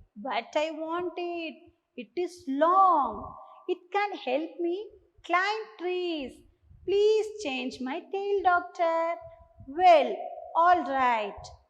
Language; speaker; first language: English; non-native, local second language; Tamil